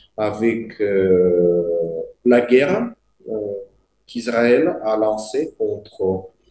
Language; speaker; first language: French; non-native, fluent; Russian